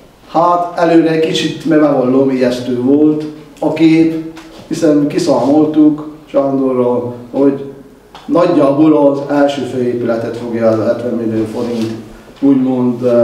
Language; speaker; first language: Hungarian; native; Hungarian